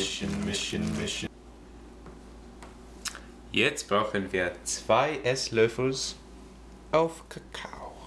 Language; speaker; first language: German; non-native, learner; English